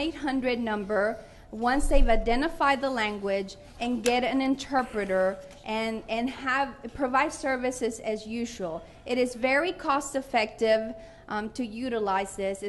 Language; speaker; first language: English; non-native, fluent; Spanish